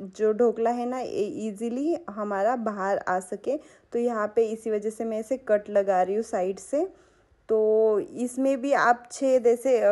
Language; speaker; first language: Hindi; non-native, local second language; Marathi